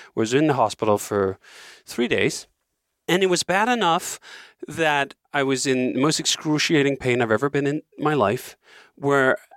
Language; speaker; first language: English; non-native, fluent; Danish